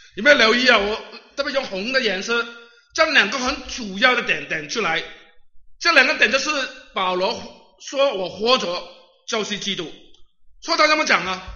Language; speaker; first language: Chinese; non-native, local second language; Cantonese